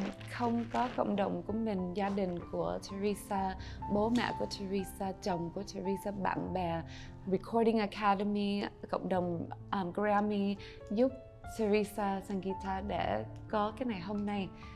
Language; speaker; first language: Vietnamese; early bilingual, other home language; English